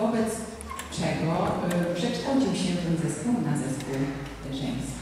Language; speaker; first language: Polish; native; Polish